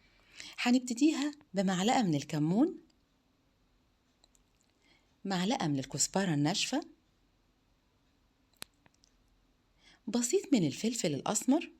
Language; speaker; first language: Arabic; native; Arabic